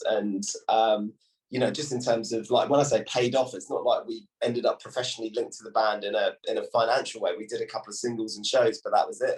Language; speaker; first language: English; native; English